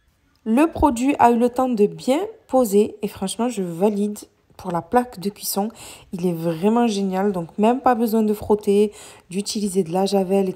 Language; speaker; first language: French; native; French